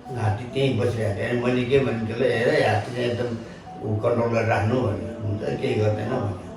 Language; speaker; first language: Nepali; non-native, local second language; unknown